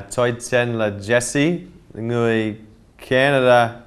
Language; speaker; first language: Vietnamese; non-native, fluent; English